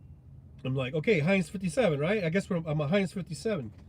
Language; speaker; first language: English; native; English